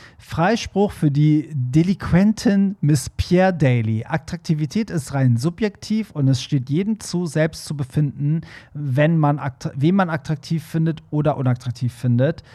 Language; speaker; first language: German; native; German